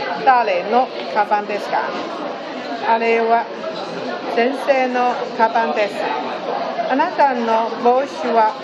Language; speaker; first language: Japanese; non-native, learner; Chinese